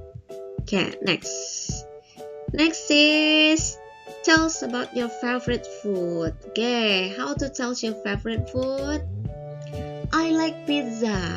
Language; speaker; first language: English; non-native, learner; Indonesian